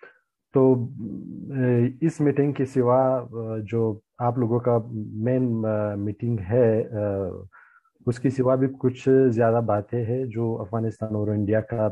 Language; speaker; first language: Hindi; non-native, learner; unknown